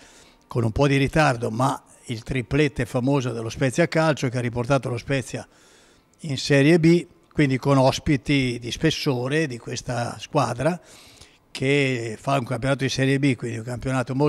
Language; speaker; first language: Italian; native; Italian